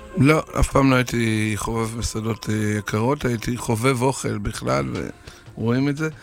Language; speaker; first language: Hebrew; non-native, fluent; Russian